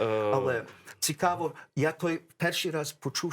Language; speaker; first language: Ukrainian; early bilingual, heritage; Ukrainian